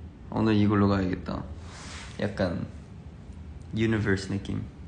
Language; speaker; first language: Korean; early bilingual, heritage; Korean